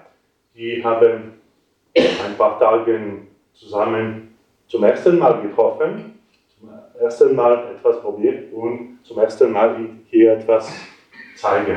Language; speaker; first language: German; non-native, local second language; Italian